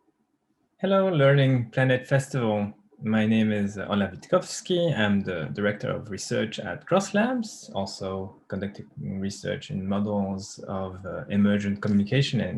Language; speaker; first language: English; non-native, fluent; French